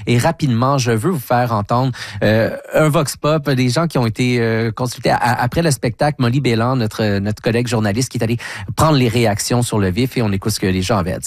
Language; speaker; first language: French; native; French